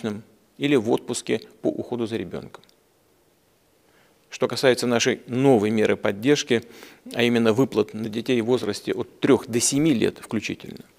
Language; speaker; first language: Russian; native; Russian